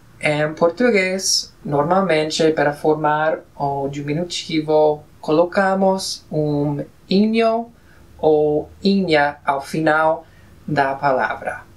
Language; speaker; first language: Portuguese; non-native, fluent; Spanish